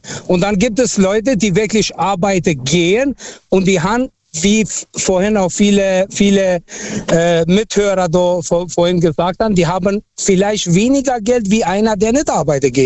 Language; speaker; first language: German; early bilingual, other home language; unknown